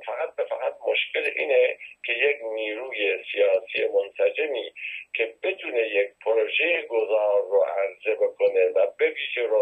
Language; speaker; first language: Persian; native; Persian